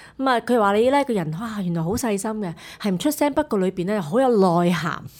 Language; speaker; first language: Cantonese; native; Cantonese